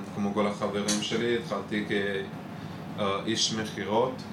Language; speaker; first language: Hebrew; non-native, fluent; Italian